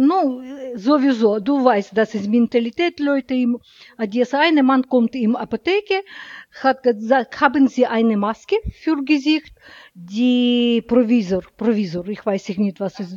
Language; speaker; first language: German; non-native, learner; Russian